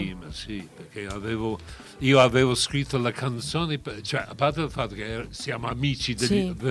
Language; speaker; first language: Italian; non-native, fluent; English